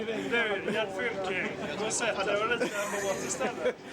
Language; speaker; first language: Swedish; native; Swedish